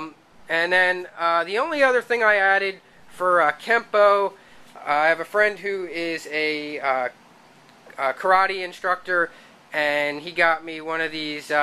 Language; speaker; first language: English; native; English